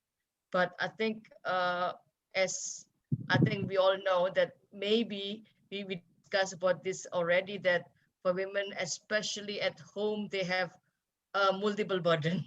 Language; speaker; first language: English; non-native, fluent; Indonesian